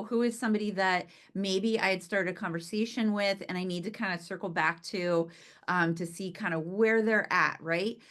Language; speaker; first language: English; native; English